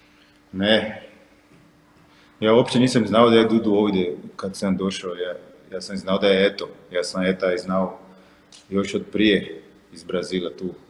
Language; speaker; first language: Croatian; non-native, fluent; Portuguese